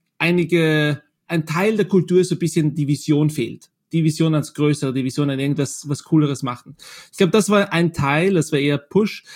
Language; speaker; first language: German; native; German